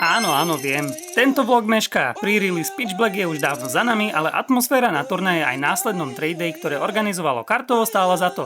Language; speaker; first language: Slovak; native; Slovak